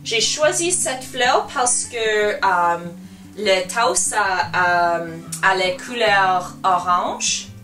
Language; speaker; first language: French; non-native, learner; English